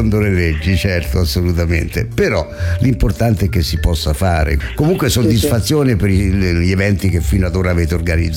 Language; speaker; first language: Italian; native; Italian